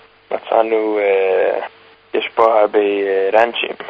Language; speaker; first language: Hebrew; non-native, fluent; English